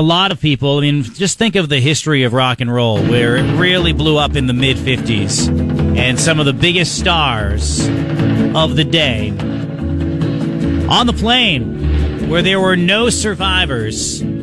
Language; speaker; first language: English; native; English